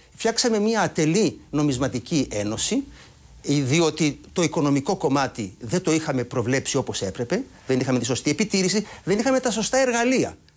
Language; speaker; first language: Greek; native; Greek